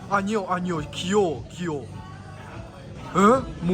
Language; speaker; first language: Korean; non-native, learner; Chinese